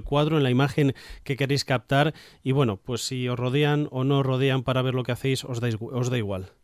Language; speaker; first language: Spanish; native; Spanish